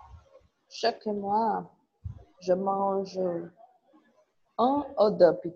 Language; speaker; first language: French; non-native, learner; Portuguese